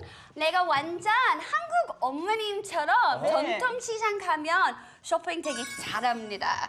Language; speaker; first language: Korean; non-native, learner; English